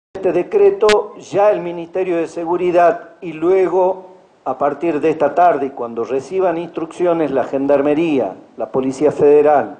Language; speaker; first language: Spanish; native; Spanish